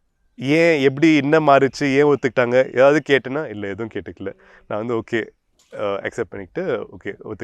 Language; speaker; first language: Tamil; native; Tamil